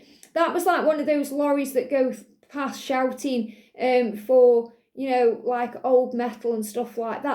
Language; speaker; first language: English; native; English